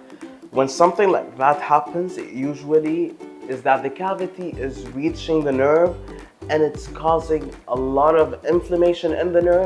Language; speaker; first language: English; non-native, fluent; Arabic